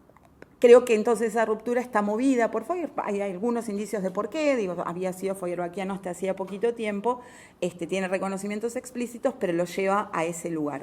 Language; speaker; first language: Spanish; native; Spanish